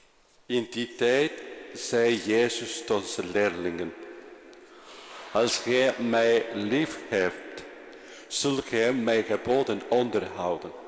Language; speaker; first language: Dutch; non-native, fluent; Spanish